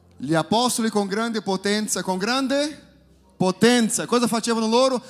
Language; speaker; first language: Italian; non-native, fluent; Portuguese